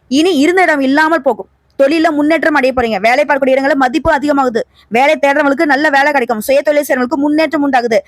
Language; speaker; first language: Tamil; native; Tamil